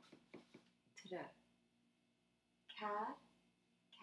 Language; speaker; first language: French; non-native, fluent; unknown